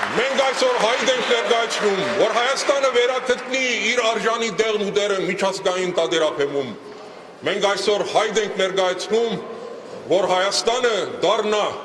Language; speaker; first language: Armenian; early bilingual, heritage; Armenian